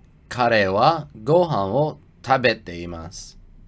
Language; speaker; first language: Japanese; non-native, learner; English